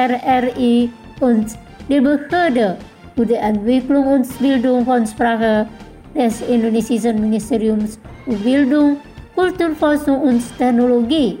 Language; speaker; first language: German; non-native, fluent; Indonesian